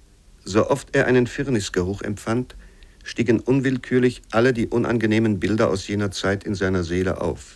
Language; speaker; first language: German; native; German